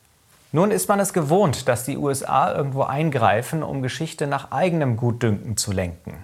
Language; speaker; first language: German; native; German